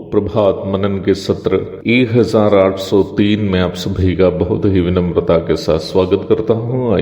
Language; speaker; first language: Hindi; non-native, local second language; Malayalam